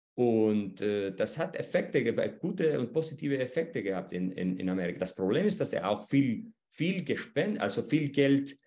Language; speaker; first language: German; non-native, fluent; Spanish